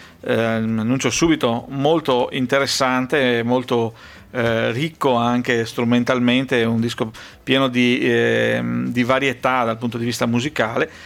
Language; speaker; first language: Italian; native; Italian